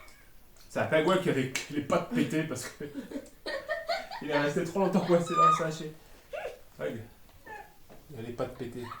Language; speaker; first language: French; native; French